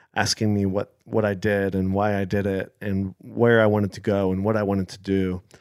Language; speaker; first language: English; early bilingual, other home language; Hebrew